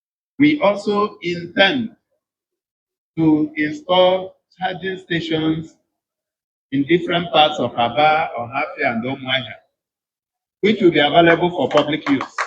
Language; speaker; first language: English; non-native, local second language; Igbo